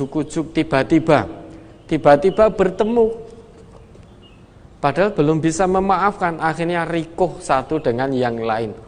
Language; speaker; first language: Indonesian; non-native, local second language; Javanese